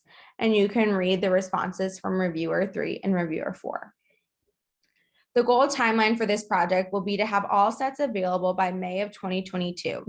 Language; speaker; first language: English; native; English